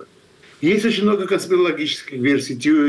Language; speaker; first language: Russian; non-native, fluent; Georgian